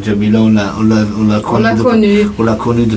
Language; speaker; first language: French; non-native, local second language; Kabyle